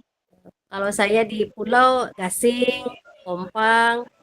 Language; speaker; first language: Malay; native; Malay